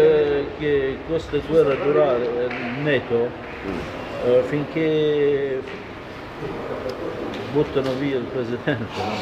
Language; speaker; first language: Italian; non-native, learner; Arabic